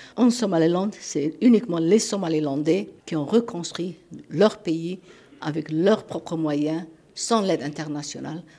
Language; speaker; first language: French; non-native, fluent; Somali